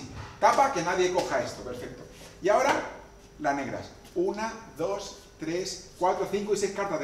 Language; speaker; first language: Spanish; native; Spanish